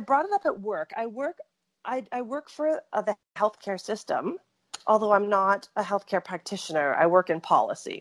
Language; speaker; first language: English; native; English